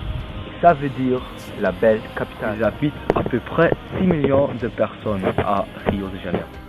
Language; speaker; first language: French; non-native, learner; Dutch